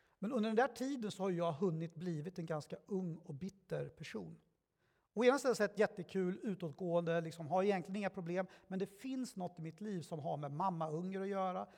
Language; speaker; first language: Swedish; early bilingual, other home language; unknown